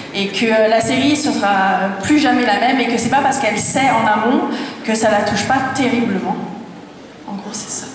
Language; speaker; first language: French; native; French